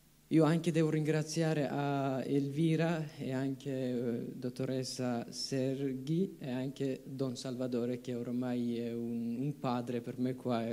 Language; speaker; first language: Italian; non-native, fluent; Kurdish